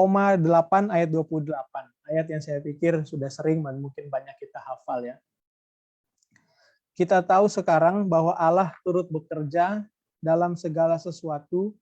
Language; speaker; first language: Indonesian; native; Indonesian